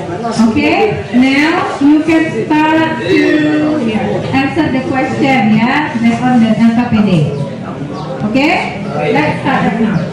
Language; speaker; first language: English; non-native, learner; Indonesian